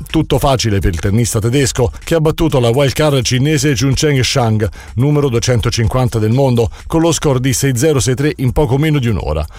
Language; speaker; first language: Italian; native; Italian